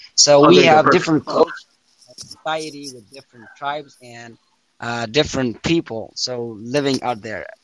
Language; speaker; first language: English; non-native, fluent; Persian